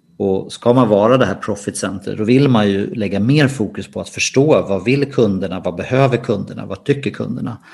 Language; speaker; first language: Swedish; native; Swedish